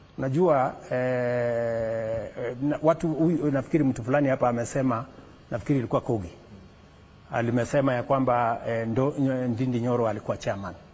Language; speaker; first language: Swahili; non-native, local second language; Kalenjin